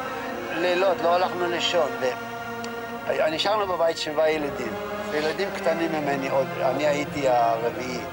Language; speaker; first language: Hebrew; non-native, fluent; Yiddish